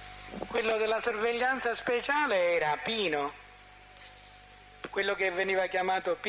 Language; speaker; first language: Italian; native; Italian